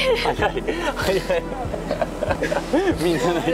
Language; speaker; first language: Japanese; native; Japanese